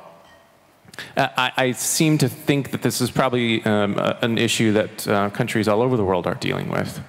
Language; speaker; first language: English; non-native, fluent; Chinese